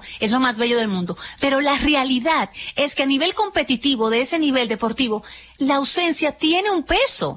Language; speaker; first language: Spanish; native; Spanish